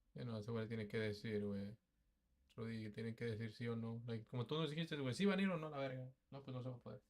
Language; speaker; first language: Spanish; early bilingual, heritage; Spanish